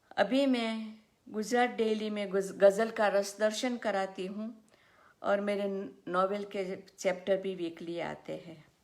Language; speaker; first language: Hindi; non-native, local second language; Gujarati